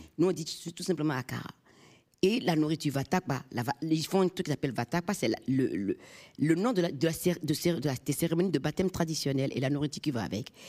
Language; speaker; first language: French; non-native, local second language; Fon